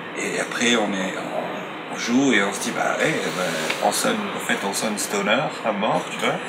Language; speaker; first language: French; non-native, local second language; Arabic